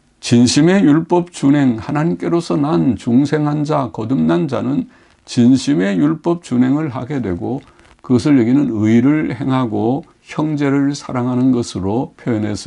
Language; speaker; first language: Korean; native; Korean